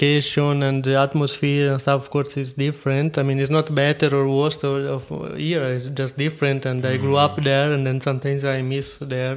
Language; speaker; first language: English; non-native, fluent; Italian